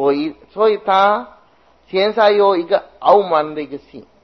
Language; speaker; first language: Chinese; non-native, fluent; Sinhala